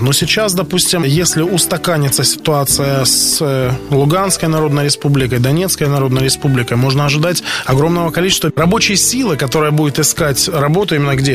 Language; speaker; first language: Russian; native; Russian